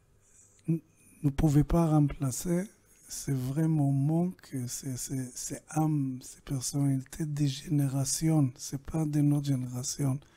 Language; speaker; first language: French; non-native, learner; Hebrew